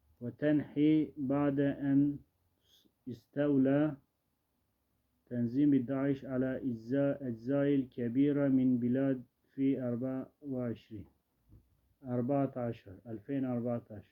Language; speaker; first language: Arabic; non-native, learner; Turkish